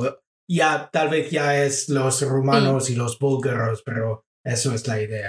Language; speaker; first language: Spanish; non-native, fluent; English